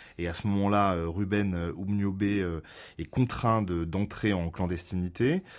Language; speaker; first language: French; native; French